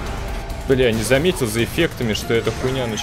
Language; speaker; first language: Russian; native; Russian